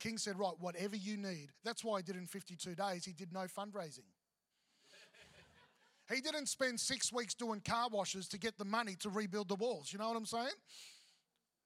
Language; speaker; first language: English; native; English